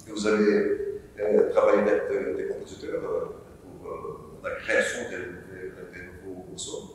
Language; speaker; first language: French; non-native, learner; Portuguese